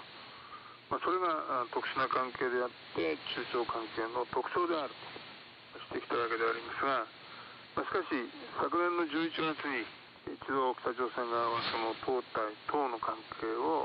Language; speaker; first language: Japanese; native; Japanese